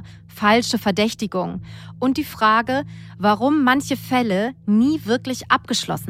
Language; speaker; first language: German; native; German